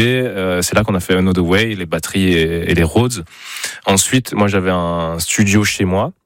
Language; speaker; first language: French; native; French